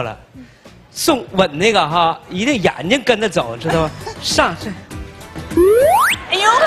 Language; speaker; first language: Chinese; native; Chinese